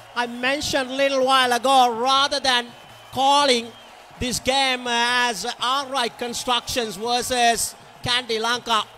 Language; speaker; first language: English; non-native, local second language; Sinhala